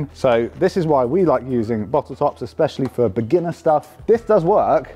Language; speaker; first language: English; native; English